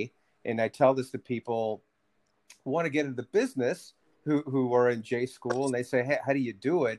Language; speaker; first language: English; early bilingual, other home language; Spanish